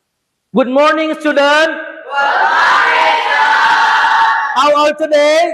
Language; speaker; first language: English; non-native, learner; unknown